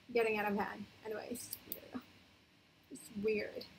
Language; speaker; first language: English; non-native, local second language; Cebuano